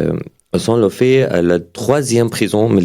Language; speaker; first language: French; non-native, learner; Arabic